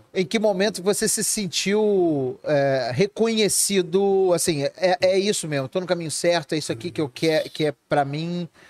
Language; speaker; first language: Portuguese; native; Portuguese